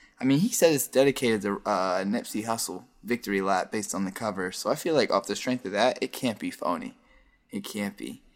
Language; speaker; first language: English; native; English